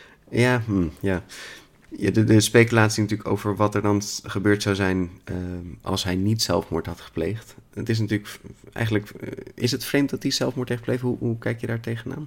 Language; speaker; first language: Dutch; native; Dutch